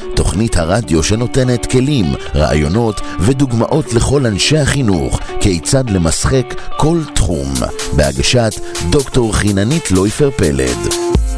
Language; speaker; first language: Hebrew; native; Hebrew